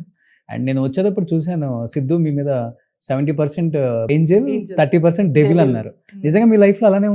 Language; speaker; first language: Telugu; native; Telugu